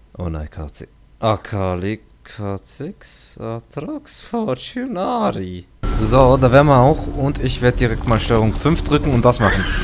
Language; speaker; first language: German; native; German